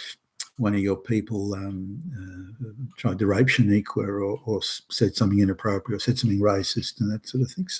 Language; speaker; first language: English; native; English